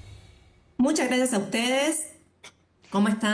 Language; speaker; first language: Spanish; native; Spanish